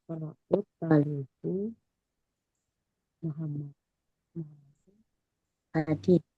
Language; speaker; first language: Arabic; non-native, learner; Indonesian